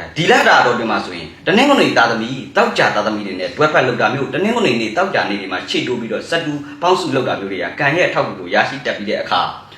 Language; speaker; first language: Burmese; native; Burmese